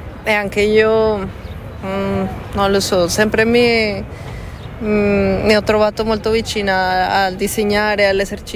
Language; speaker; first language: Italian; non-native, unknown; Spanish